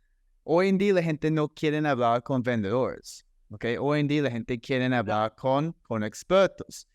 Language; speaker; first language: Spanish; non-native, fluent; English